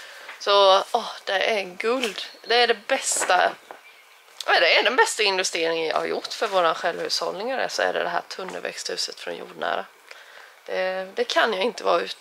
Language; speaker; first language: Swedish; native; Swedish